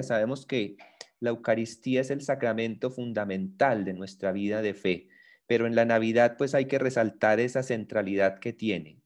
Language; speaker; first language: Spanish; native; Spanish